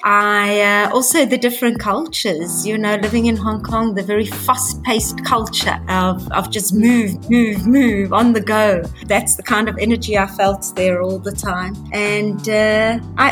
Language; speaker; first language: English; native; English